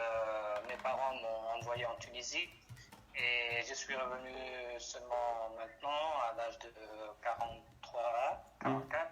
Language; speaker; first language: French; non-native, local second language; Arabic